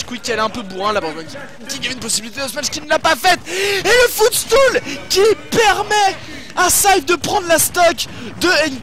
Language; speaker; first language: French; native; French